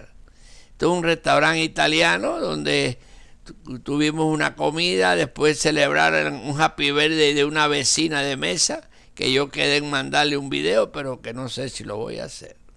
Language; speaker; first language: Spanish; native; Spanish